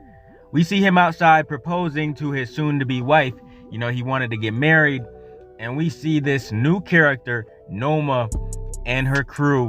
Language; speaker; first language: English; native; English